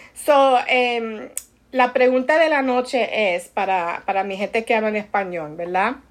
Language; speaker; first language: Spanish; early bilingual, heritage; Spanish